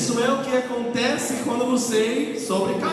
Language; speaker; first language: Portuguese; native; Portuguese